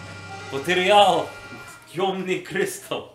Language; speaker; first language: Russian; non-native, learner; English